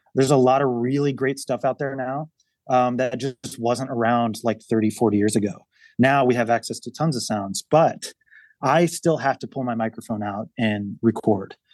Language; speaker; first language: English; native; English